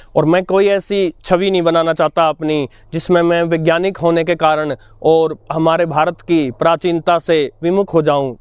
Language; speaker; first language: Hindi; native; Hindi